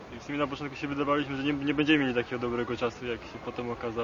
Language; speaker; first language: Polish; native; Polish